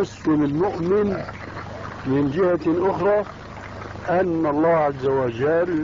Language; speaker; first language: Arabic; early bilingual, other home language; Albanian